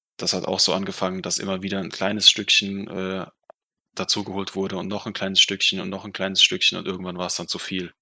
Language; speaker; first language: German; non-native, fluent; Russian